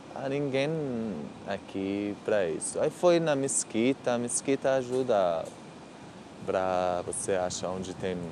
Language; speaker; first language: Portuguese; non-native, learner; Arabic